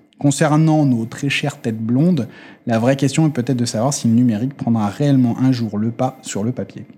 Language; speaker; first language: French; native; French